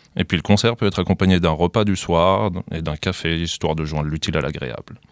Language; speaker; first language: French; native; French